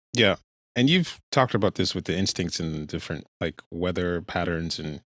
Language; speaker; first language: English; non-native, local second language; Igbo